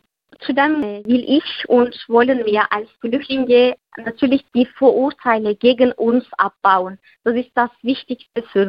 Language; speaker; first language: German; non-native, learner; Turkish